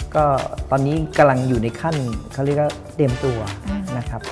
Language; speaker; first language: Thai; native; Thai